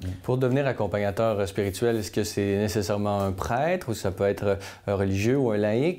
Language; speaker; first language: French; native; French